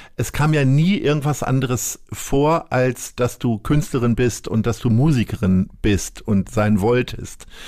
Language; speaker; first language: German; native; German